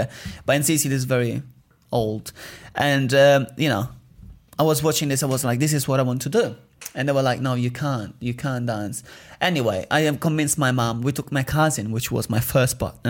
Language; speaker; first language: English; non-native, fluent; Italian